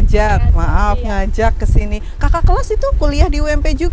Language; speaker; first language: Indonesian; native; Indonesian